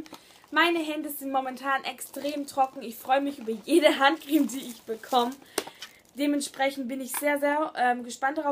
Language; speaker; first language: German; native; German